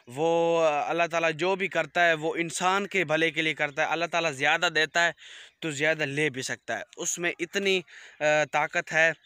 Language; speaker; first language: Urdu; non-native, local second language; Punjabi